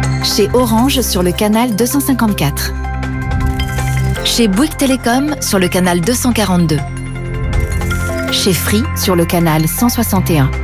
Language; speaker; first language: French; native; French